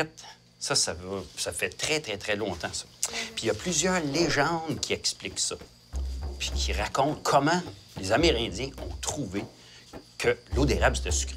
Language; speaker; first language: French; native; French